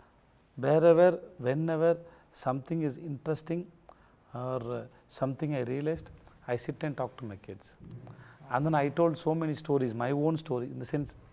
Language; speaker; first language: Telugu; non-native, learner; Tamil